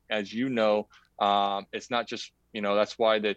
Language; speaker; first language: English; native; English